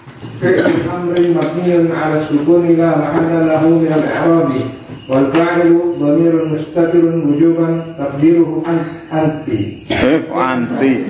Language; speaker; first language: Arabic; non-native, learner; Indonesian